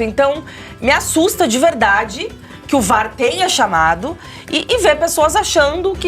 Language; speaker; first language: Portuguese; native; Portuguese